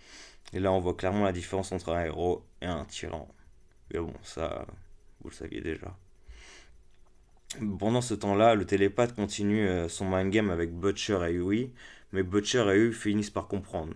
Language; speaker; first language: French; native; French